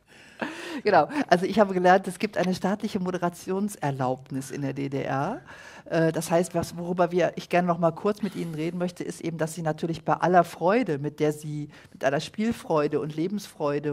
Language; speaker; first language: German; native; German